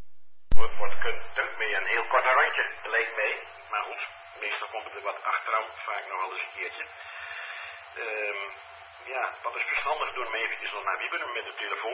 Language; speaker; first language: Dutch; native; Dutch